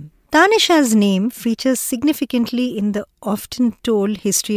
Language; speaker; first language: English; non-native, local second language; Telugu